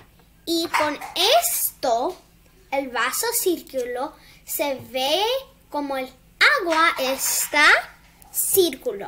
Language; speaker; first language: Spanish; early bilingual, heritage; Spanish